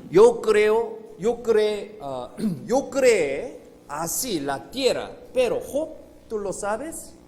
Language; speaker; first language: Spanish; non-native, fluent; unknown